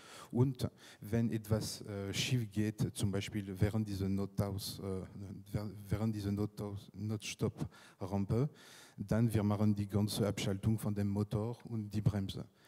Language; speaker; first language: German; non-native, fluent; French